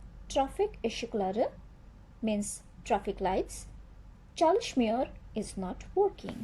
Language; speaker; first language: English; non-native, fluent; Bangla